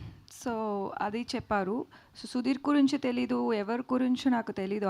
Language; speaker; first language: Telugu; non-native, learner; Tamil